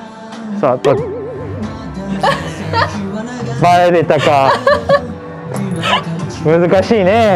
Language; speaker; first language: Japanese; native; Japanese